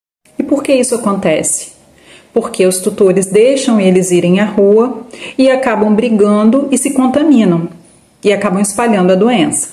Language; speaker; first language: Portuguese; native; Portuguese